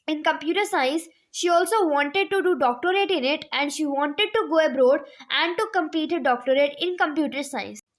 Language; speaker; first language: English; non-native, local second language; Punjabi